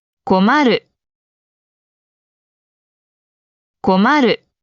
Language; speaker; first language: Japanese; native; Japanese